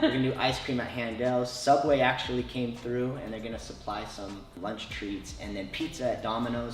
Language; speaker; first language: English; native; English